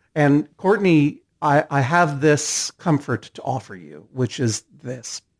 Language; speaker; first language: English; native; English